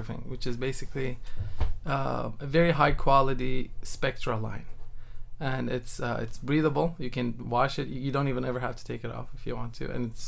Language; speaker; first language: English; non-native, fluent; Turkish